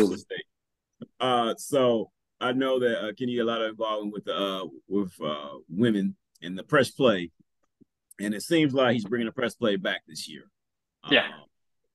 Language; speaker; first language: English; native; English